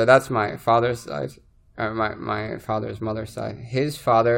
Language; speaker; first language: English; native; English